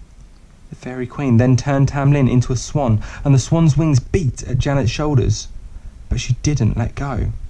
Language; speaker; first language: English; native; English